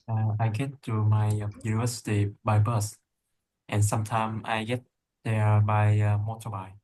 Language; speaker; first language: English; non-native, learner; Vietnamese